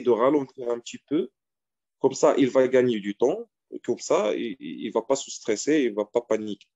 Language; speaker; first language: French; non-native, fluent; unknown